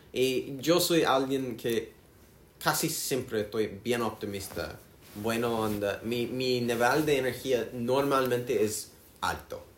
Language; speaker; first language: Spanish; non-native, learner; English